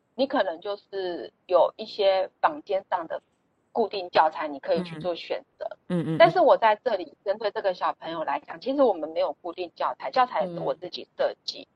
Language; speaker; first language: Chinese; native; Chinese